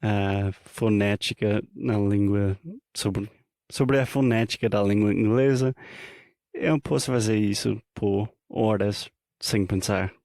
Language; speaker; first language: Portuguese; non-native, fluent; English